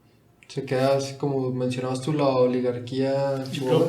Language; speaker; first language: Spanish; native; Spanish